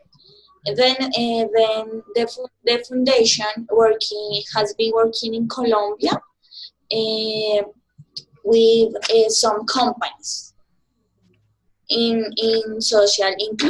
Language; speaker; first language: English; non-native, learner; Spanish